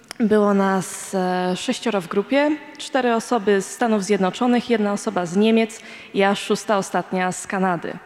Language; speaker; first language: Polish; early bilingual, heritage; Polish